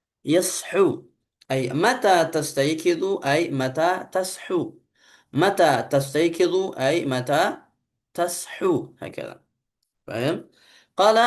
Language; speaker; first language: Arabic; non-native, fluent; Indonesian